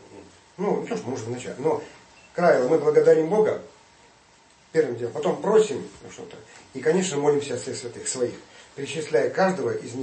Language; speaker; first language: Russian; native; Russian